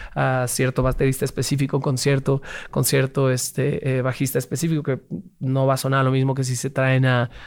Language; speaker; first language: Spanish; native; Spanish